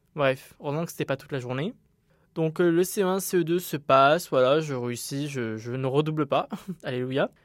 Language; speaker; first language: French; native; French